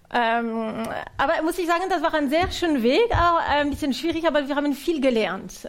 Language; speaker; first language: German; non-native, fluent; French